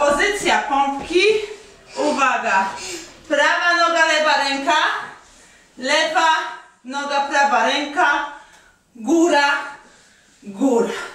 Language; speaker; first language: Polish; native; Polish